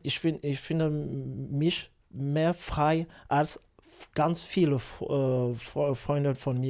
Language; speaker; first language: German; non-native, learner; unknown